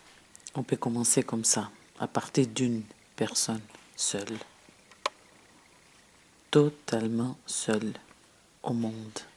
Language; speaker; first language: French; non-native, fluent; Portuguese